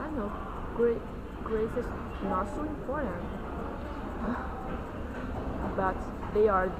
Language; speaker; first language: English; non-native, learner; Chinese